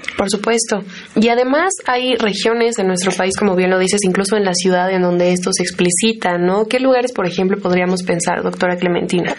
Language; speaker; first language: Spanish; native; Spanish